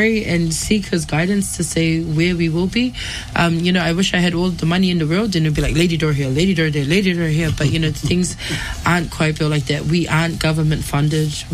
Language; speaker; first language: English; native; English